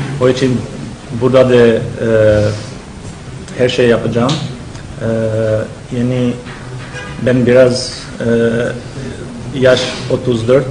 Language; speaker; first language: Turkish; non-native, learner; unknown